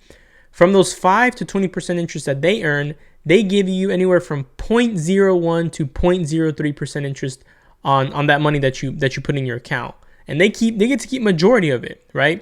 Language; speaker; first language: English; native; English